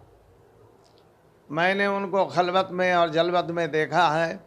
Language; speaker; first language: Urdu; native; Urdu